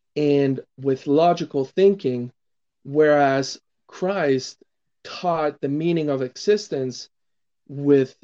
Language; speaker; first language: English; non-native, fluent; Spanish